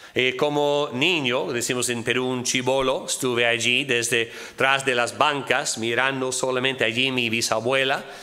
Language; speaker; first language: Spanish; non-native, fluent; English